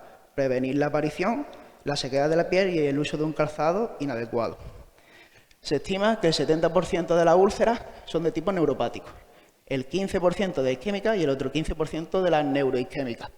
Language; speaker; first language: Spanish; native; Spanish